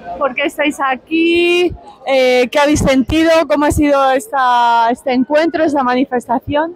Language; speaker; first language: Spanish; native; Spanish